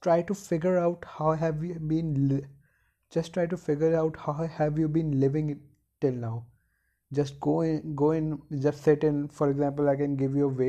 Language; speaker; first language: English; non-native, local second language; Hindi